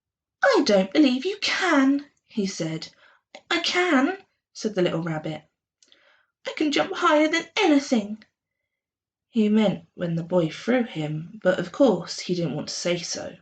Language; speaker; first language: English; native; English